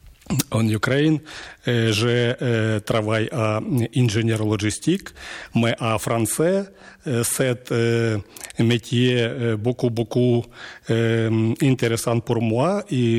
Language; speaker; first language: French; non-native, learner; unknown